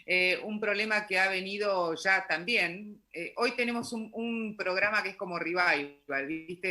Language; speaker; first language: Spanish; native; Spanish